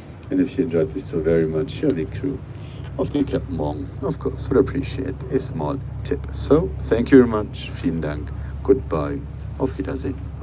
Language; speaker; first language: English; non-native, fluent; German